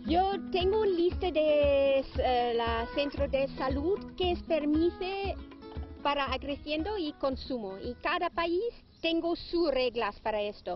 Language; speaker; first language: Spanish; non-native, learner; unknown